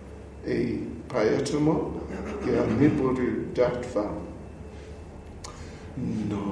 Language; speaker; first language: Russian; non-native, learner; English